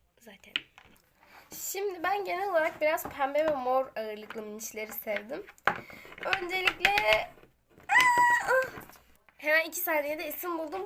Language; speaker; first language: Turkish; native; Turkish